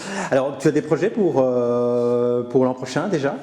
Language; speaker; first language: French; native; French